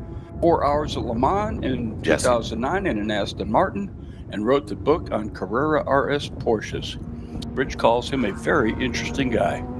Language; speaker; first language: English; native; English